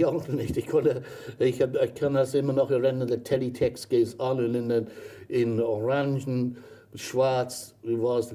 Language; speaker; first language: German; non-native, fluent; English